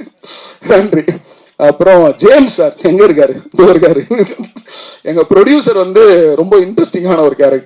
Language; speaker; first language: Tamil; native; Tamil